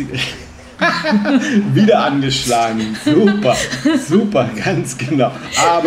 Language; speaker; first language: German; native; German